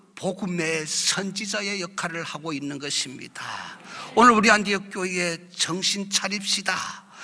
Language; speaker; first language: Korean; native; Korean